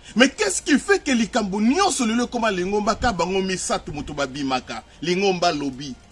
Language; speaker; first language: Lingala; non-native, local second language; Kongo